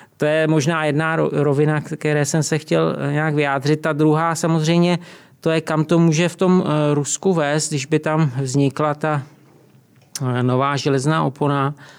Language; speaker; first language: Czech; native; Czech